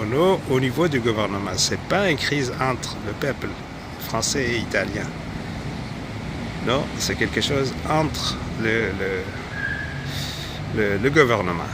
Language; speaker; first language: French; non-native, fluent; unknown